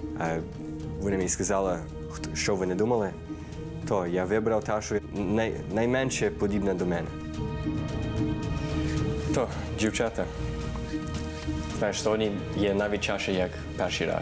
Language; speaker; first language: Ukrainian; early bilingual, heritage; Ukrainian